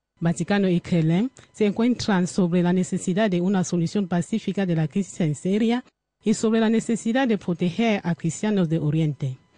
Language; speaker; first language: Spanish; non-native, fluent; French